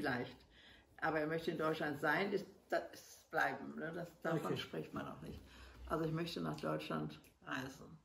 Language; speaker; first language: German; non-native, learner; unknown